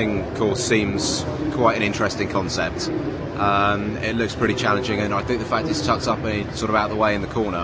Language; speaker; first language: English; native; English